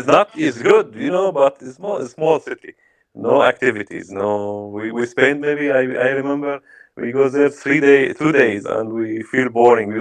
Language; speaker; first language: English; non-native, learner; Arabic